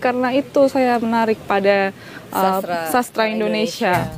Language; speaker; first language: Indonesian; non-native, fluent; Korean